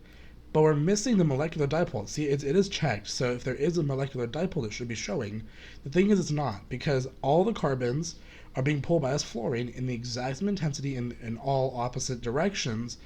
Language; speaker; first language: English; native; English